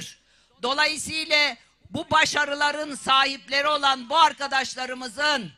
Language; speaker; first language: Turkish; native; Turkish